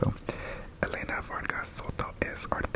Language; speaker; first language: Spanish; non-native, learner; English